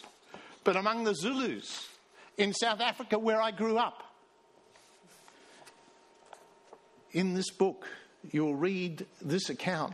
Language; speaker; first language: English; native; English